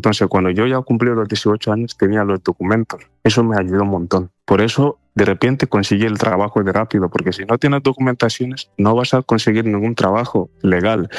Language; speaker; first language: Spanish; non-native, fluent; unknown